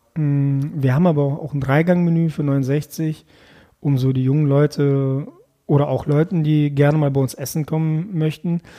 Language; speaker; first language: German; early bilingual, other home language; Russian